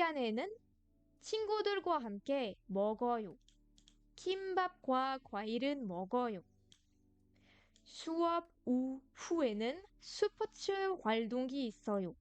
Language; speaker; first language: Korean; non-native, fluent; French